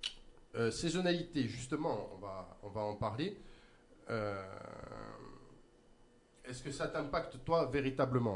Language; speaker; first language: French; native; French